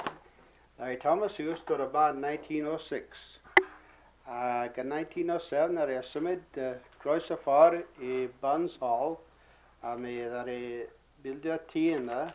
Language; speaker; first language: Welsh; early bilingual, heritage; Welsh